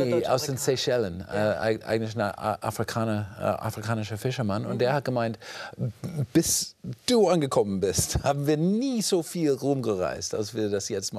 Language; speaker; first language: German; non-native, fluent; English